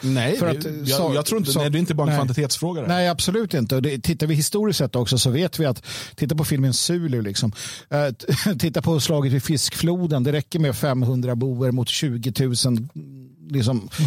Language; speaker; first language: Swedish; native; Swedish